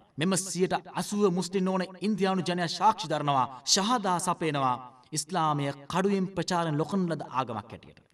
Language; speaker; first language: Sinhala; non-native, local second language; Tamil